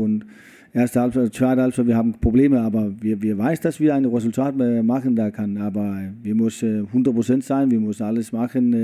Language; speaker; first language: German; non-native, fluent; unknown